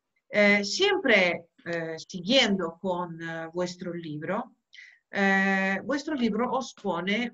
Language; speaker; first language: Spanish; non-native, fluent; Italian